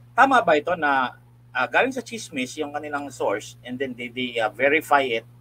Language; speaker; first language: English; non-native, local second language; Filipino